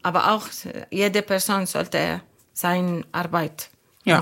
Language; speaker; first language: German; non-native, learner; Arabic